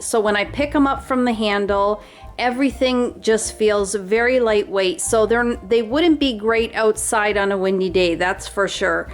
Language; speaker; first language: English; native; English